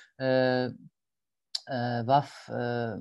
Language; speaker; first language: Turkish; non-native, fluent; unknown